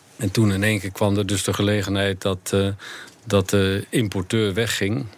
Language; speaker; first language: Dutch; native; Dutch